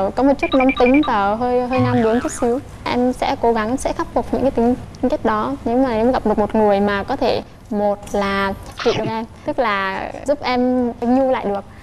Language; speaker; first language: Vietnamese; native; Vietnamese